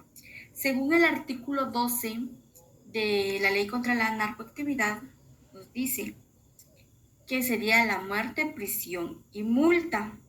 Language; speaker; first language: Spanish; native; Spanish